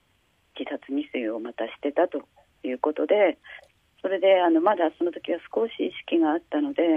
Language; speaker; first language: Japanese; native; Japanese